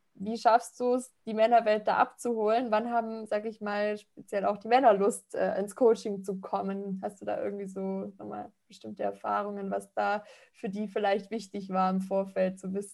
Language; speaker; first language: German; native; German